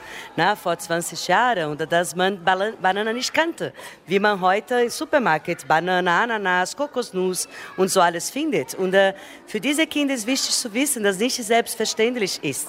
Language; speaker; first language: German; non-native, fluent; Portuguese